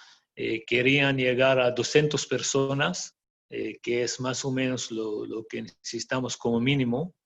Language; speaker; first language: Spanish; non-native, fluent; Arabic